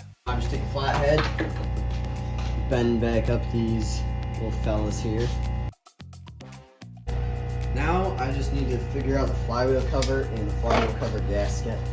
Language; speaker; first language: English; native; English